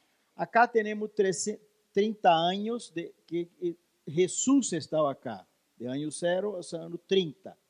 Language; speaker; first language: Spanish; non-native, learner; Portuguese